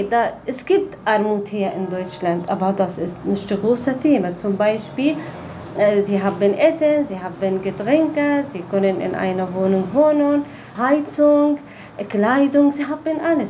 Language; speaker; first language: German; non-native, learner; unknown